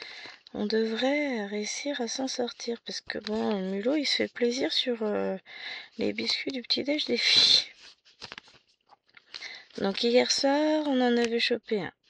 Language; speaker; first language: French; native; French